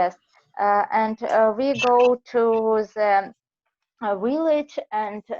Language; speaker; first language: English; non-native, learner; Russian